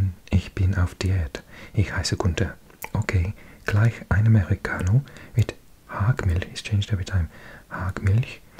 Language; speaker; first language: German; non-native, learner; English